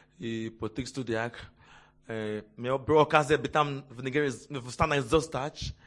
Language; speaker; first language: Polish; non-native, fluent; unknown